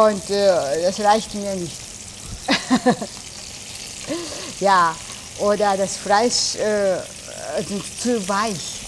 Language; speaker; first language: German; non-native, learner; Japanese